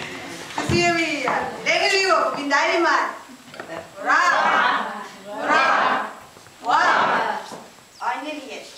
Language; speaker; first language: Danish; non-native, learner; Filipino